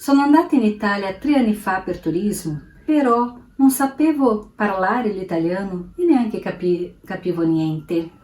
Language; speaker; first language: Italian; non-native, learner; Portuguese